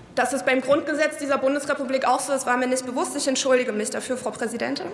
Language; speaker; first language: German; early bilingual, other home language; Arabic